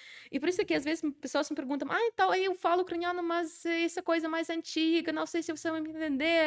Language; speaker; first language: Portuguese; non-native, fluent; Ukrainian